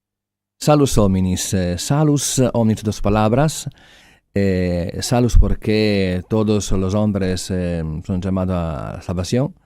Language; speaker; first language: Spanish; non-native, fluent; Italian